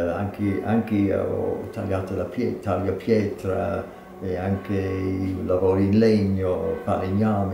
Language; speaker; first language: Italian; non-native, fluent; English